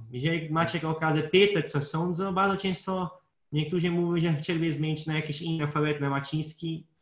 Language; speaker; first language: Polish; non-native, fluent; Portuguese